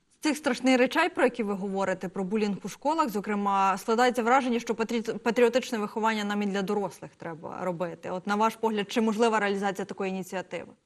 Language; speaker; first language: Ukrainian; native; Ukrainian